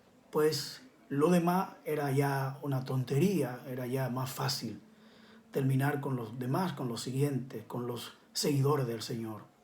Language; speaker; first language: Spanish; native; Spanish